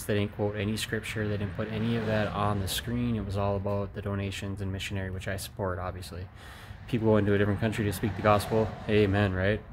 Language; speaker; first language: English; native; English